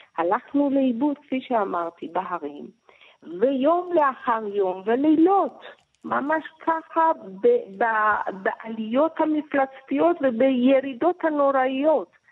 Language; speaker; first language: Hebrew; early bilingual, other home language; Persian